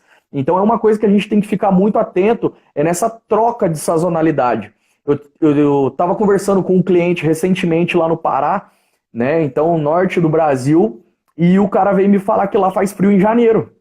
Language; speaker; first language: Portuguese; native; Portuguese